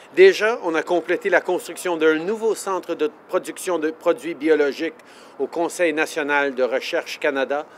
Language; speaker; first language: French; native; French